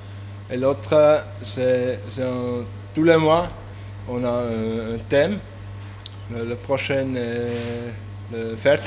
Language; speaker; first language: French; non-native, local second language; German